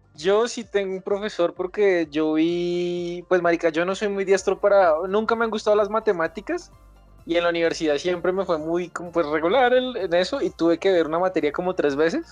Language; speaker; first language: Spanish; native; Spanish